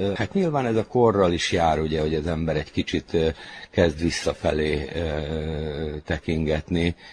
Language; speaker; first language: Hungarian; native; Hungarian